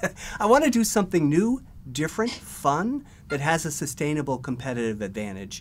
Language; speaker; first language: English; native; English